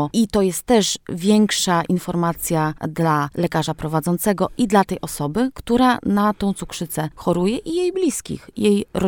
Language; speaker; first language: Polish; native; Polish